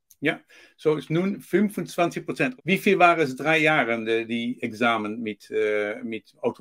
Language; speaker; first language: German; non-native, learner; Dutch